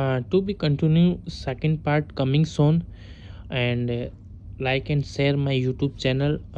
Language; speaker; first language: English; non-native, learner; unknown